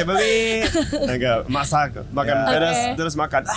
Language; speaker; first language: Indonesian; non-native, fluent; Japanese